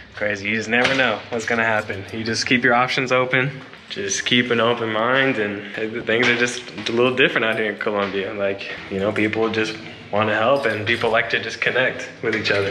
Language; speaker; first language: English; native; English